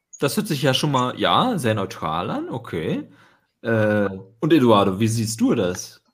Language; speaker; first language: German; native; German